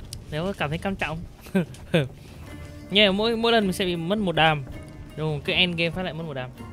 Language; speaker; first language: Vietnamese; native; Vietnamese